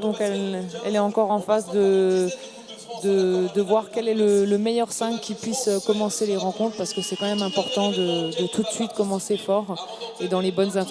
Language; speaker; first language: French; native; French